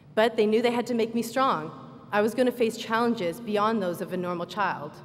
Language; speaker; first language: English; native; English